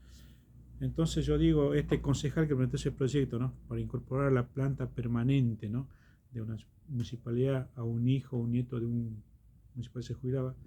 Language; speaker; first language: Spanish; native; Spanish